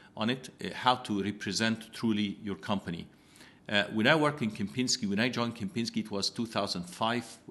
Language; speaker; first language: English; non-native, fluent; Italian